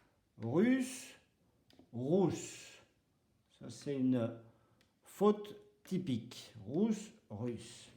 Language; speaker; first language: French; non-native, fluent; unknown